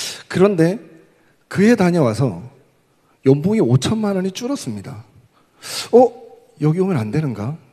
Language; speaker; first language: Korean; native; Korean